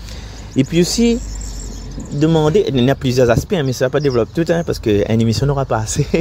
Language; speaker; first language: French; non-native, local second language; Réunion Creole French